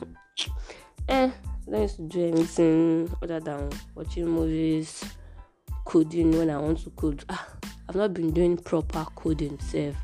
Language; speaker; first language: English; non-native, local second language; Yoruba